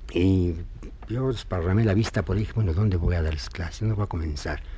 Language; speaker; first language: Spanish; native; Spanish